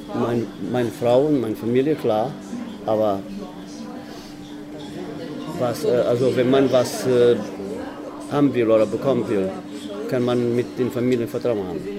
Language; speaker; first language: German; non-native, fluent; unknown